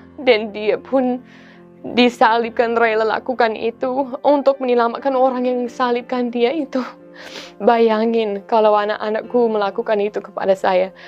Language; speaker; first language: Indonesian; non-native, fluent; English